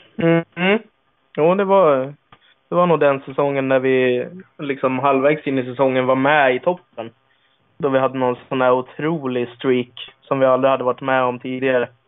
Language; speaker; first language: Swedish; native; Swedish